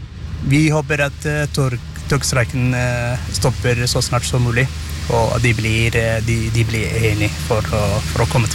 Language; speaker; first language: Norwegian; non-native, fluent; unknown